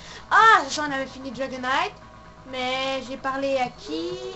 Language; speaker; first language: French; native; French